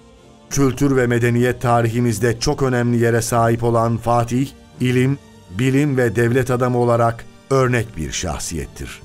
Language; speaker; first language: Turkish; native; Turkish